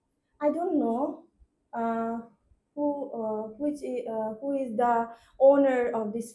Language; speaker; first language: English; non-native, learner; Bangla